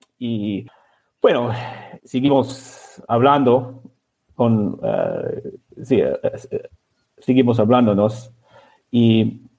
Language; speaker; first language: Spanish; non-native, learner; English